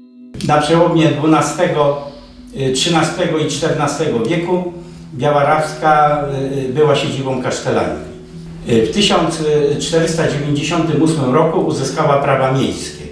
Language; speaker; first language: Polish; native; Polish